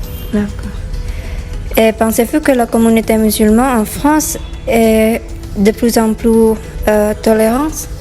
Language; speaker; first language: French; non-native, learner; Indonesian